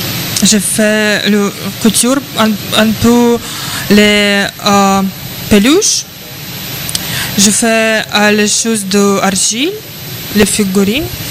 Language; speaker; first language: French; non-native, learner; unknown